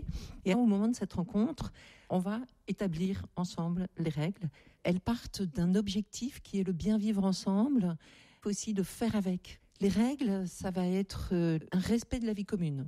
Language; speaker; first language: French; native; French